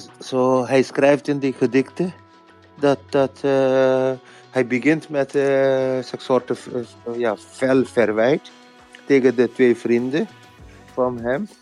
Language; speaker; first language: Dutch; non-native, learner; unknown